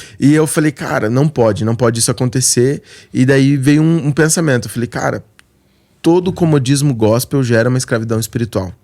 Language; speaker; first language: Portuguese; native; Portuguese